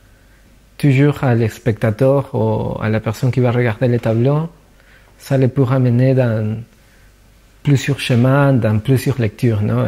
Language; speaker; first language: French; non-native, fluent; Spanish